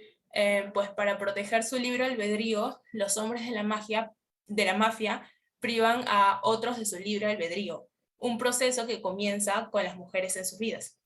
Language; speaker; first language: Spanish; native; Spanish